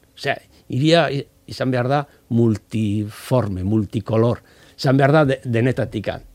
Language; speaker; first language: Basque; non-native, local second language; Spanish